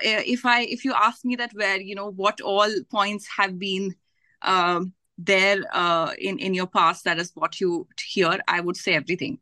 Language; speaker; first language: English; non-native, local second language; Hindi